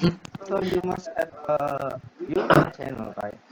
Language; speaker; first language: English; non-native, learner; Indonesian